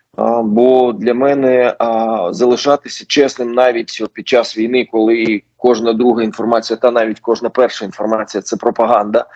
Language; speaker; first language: Ukrainian; non-native, local second language; Russian